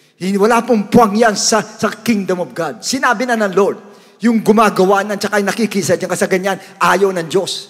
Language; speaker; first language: Filipino; native; Filipino